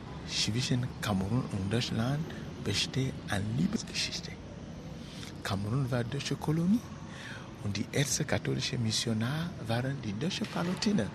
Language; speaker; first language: German; non-native, fluent; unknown